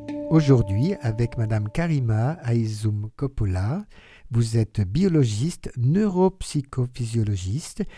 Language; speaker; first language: French; native; French